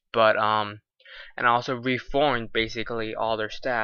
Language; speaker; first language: English; native; English